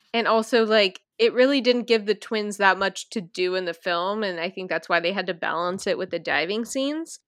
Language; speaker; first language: English; native; English